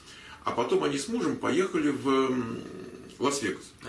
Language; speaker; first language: Russian; native; Russian